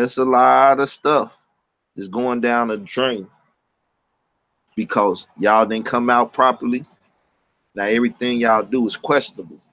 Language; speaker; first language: English; native; English